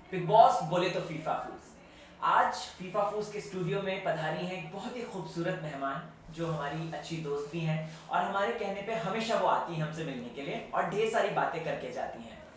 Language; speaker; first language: Hindi; native; Hindi